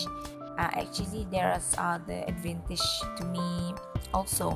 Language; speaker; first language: English; non-native, learner; Malay